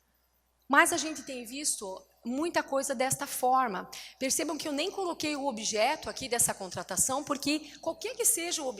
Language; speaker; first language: Portuguese; native; Portuguese